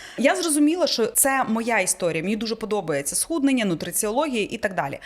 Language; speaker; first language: Ukrainian; non-native, local second language; Russian